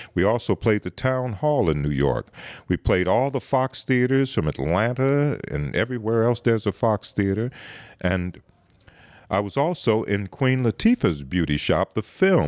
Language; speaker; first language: English; native; English